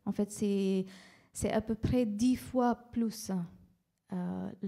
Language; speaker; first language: French; non-native, fluent; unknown